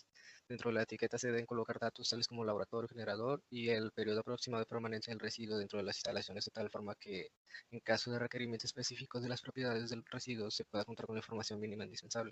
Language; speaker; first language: Spanish; native; Spanish